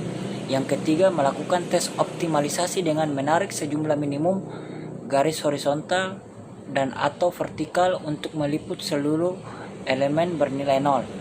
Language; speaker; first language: Indonesian; native; Indonesian